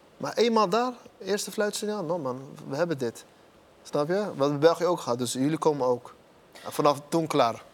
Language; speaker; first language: Dutch; early bilingual, other home language; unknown